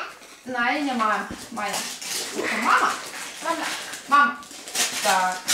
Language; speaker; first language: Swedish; non-native, fluent; Russian